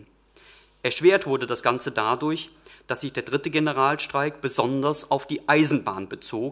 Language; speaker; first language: German; native; German